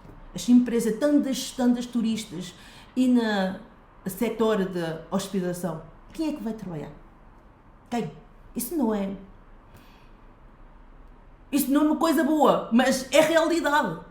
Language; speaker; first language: Portuguese; non-native, fluent; Chinese